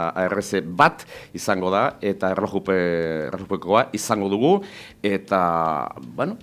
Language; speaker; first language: Basque; native; Basque